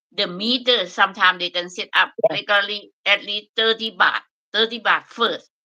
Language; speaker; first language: English; non-native, learner; Thai